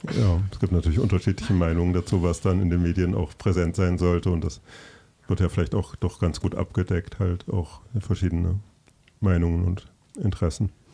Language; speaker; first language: German; native; German